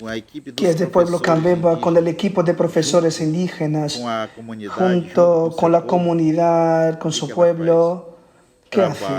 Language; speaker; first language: Spanish; non-native, fluent; Portuguese